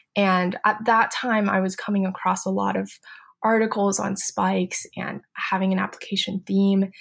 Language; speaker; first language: English; non-native, fluent; Chinese